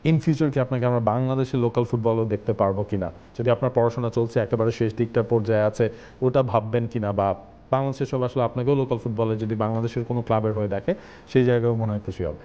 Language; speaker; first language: Bangla; native; Bangla